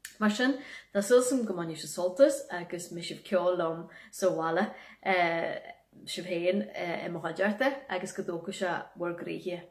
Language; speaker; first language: Irish; native; Irish